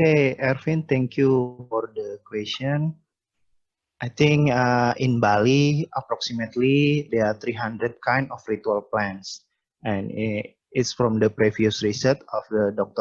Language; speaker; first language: English; non-native, fluent; Indonesian